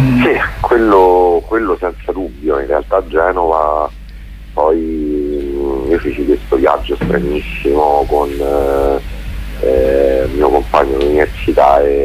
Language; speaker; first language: Italian; native; Italian